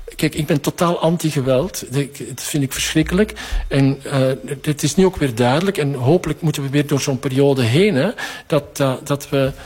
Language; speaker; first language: Dutch; native; Dutch